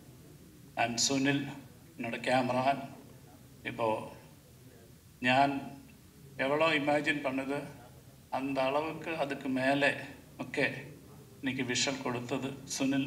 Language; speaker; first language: Tamil; non-native, learner; Malayalam